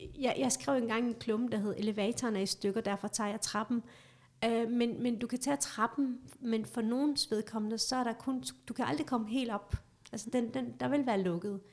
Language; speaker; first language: Danish; early bilingual, other home language; Kurdish